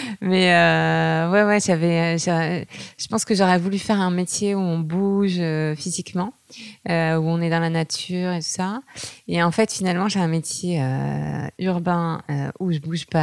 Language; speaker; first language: French; native; French